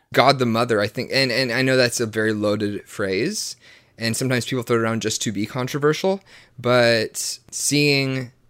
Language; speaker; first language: English; native; English